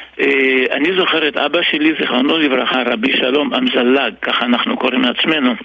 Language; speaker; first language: Hebrew; early bilingual, other home language; Arabic